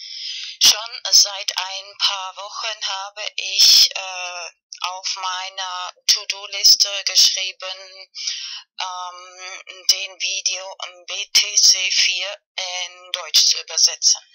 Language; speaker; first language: German; non-native, fluent; Spanish